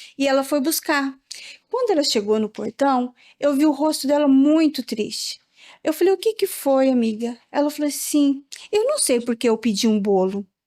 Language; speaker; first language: Portuguese; native; Portuguese